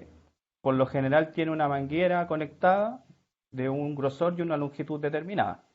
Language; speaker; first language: Spanish; native; Spanish